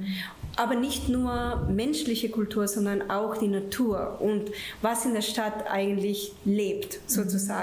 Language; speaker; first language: German; non-native, fluent; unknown